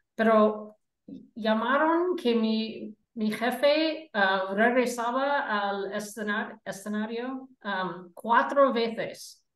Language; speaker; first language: Spanish; non-native, fluent; English